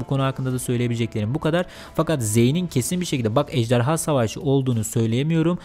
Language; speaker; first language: Turkish; native; Turkish